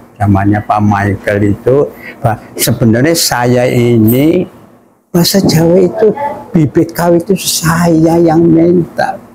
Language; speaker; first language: Indonesian; non-native, fluent; Javanese